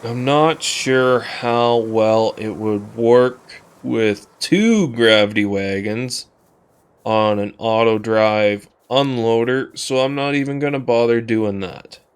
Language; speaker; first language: English; native; English